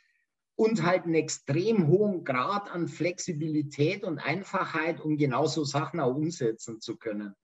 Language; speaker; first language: German; native; German